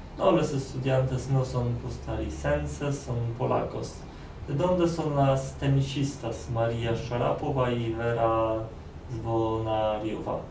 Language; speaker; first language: Spanish; non-native, learner; Polish